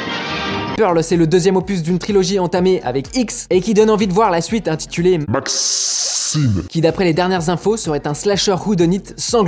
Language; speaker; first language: French; native; French